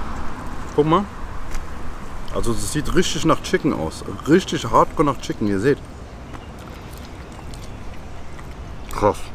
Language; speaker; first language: German; non-native, local second language; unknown